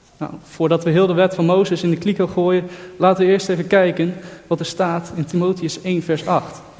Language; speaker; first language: Dutch; native; Dutch